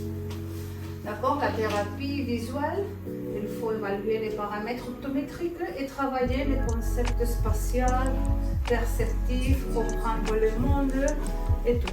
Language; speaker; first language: French; non-native, fluent; Spanish